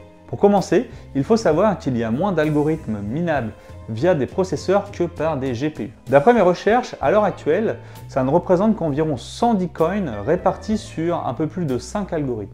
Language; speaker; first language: French; native; French